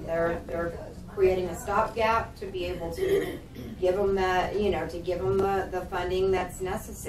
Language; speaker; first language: English; native; English